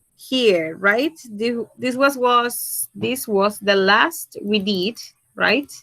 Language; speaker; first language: English; non-native, fluent; Spanish